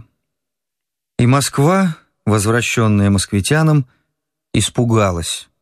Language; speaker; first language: Russian; native; Russian